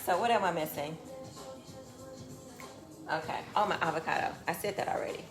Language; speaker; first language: English; native; English